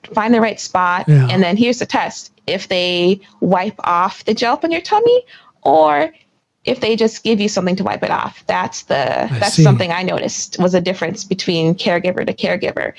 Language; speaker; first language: English; native; English